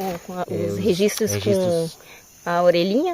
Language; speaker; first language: Portuguese; native; Portuguese